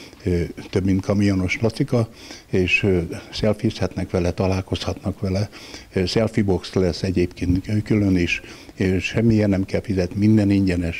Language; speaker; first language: Hungarian; native; Hungarian